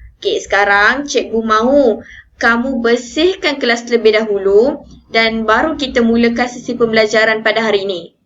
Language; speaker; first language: Malay; native; Malay